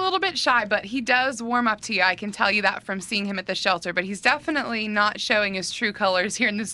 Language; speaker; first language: English; native; English